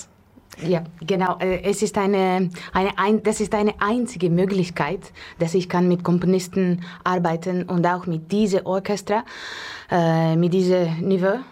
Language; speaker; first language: German; non-native, fluent; Russian